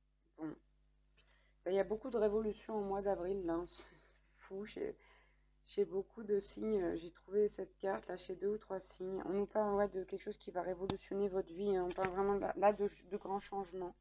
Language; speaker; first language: French; native; French